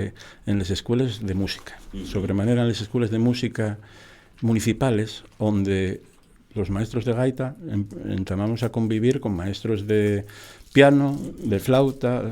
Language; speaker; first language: Spanish; native; Spanish